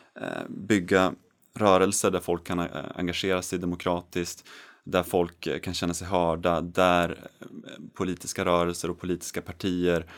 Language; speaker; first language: Swedish; native; Swedish